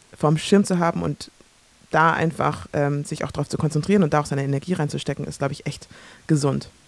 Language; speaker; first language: German; early bilingual, other home language; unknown